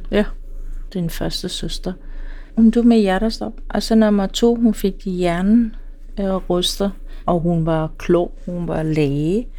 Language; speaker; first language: Danish; non-native, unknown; Swahili